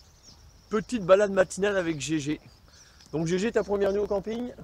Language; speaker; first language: French; native; French